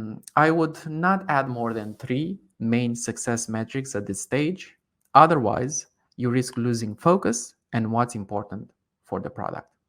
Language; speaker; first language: English; non-native, fluent; Romanian